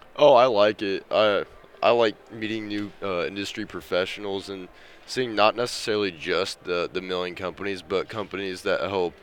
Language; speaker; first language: English; native; English